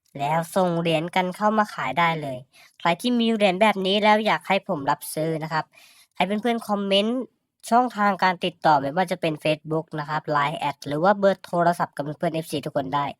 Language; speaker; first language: Thai; native; Thai